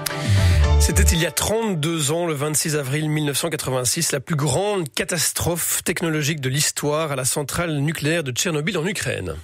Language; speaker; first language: French; native; French